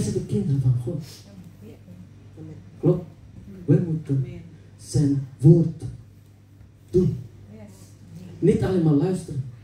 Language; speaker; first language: Dutch; non-native, learner; Indonesian